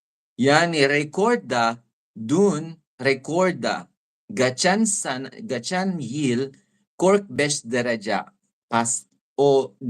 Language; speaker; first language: Turkish; non-native, learner; Filipino